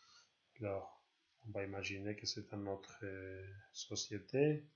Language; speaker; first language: French; non-native, learner; Spanish